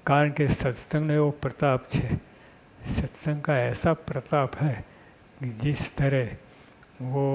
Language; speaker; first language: Hindi; non-native, local second language; Gujarati